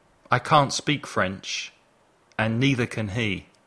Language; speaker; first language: English; native; English